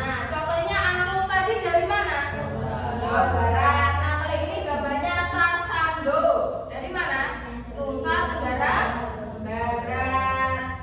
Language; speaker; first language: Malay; non-native, local second language; Javanese